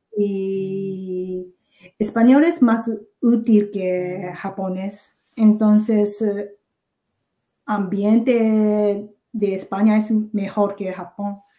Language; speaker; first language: Spanish; non-native, learner; Japanese